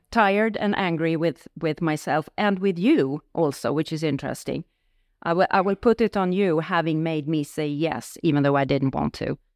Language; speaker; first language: English; non-native, fluent; Swedish